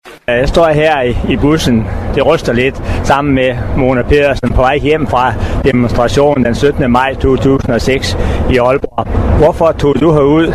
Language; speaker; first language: Danish; native; Danish